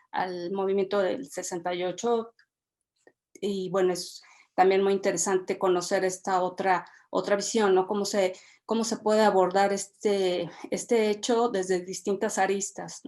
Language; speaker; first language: Spanish; native; Spanish